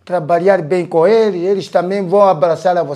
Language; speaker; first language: Portuguese; non-native, local second language; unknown